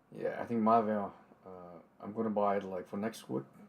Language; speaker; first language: English; non-native, fluent; Vietnamese